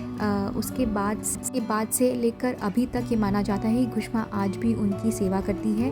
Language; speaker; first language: Hindi; native; Hindi